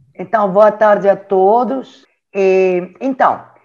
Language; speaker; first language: Portuguese; non-native, learner; French